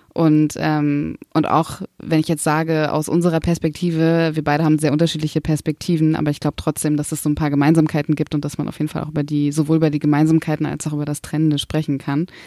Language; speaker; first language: German; early bilingual, other home language; Kurdish